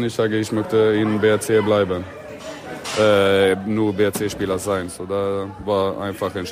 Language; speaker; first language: German; non-native, learner; Swedish